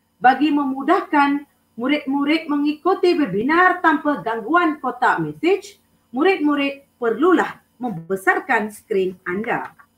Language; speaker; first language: Malay; non-native, local second language; Tamil